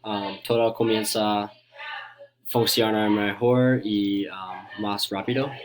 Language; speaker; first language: Spanish; non-native, learner; English